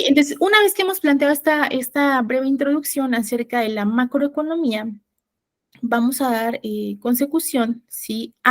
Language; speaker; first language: Spanish; native; Spanish